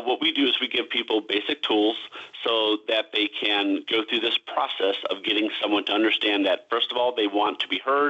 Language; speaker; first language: English; native; English